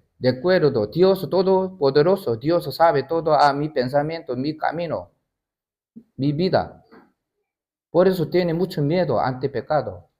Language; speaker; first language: Spanish; non-native, learner; Korean